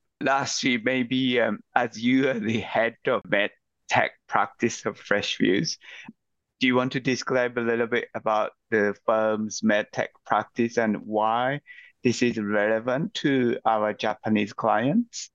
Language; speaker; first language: English; non-native, fluent; Japanese